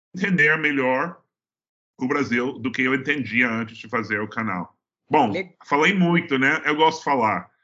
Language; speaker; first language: Portuguese; non-native, fluent; English